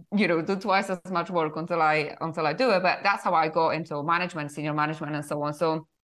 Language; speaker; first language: English; non-native, fluent; Polish